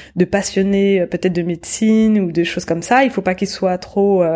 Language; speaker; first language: French; native; French